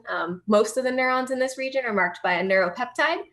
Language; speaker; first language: English; native; English